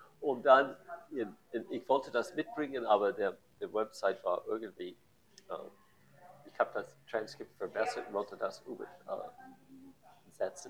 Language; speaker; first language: German; non-native, learner; English